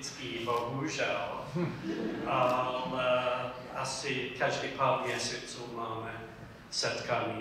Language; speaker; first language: Czech; non-native, fluent; English